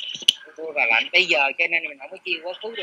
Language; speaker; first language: Vietnamese; native; Vietnamese